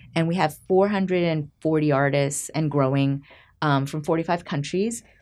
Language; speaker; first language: English; native; English